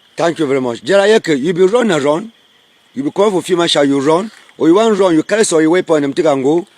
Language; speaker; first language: Nigerian Pidgin; native; Nigerian Pidgin